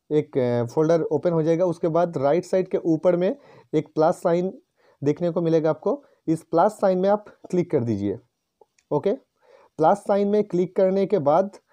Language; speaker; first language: Hindi; non-native, local second language; Bangla